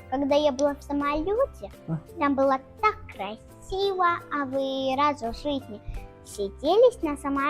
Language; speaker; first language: Russian; non-native, local second language; Tajik